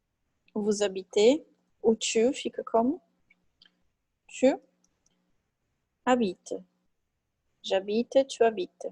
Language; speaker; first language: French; non-native, fluent; Portuguese